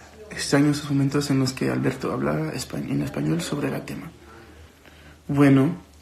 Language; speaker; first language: Spanish; early bilingual, heritage; Spanish